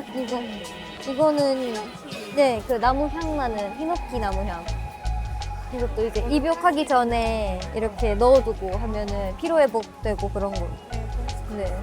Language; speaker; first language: Korean; native; Korean